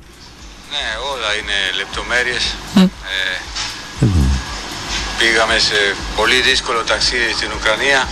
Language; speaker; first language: Greek; non-native, fluent; Spanish